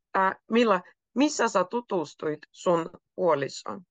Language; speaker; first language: Finnish; native; Finnish